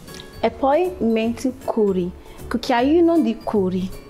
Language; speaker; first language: Italian; non-native, learner; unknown